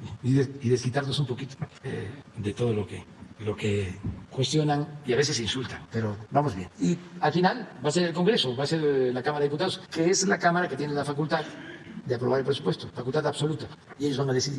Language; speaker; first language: Spanish; native; Spanish